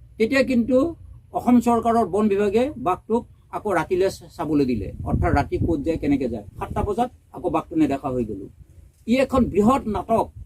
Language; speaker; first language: Assamese; native; Assamese